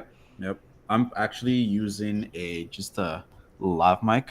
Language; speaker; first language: English; native; English